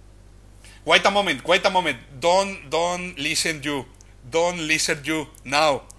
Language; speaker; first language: English; non-native, learner; Spanish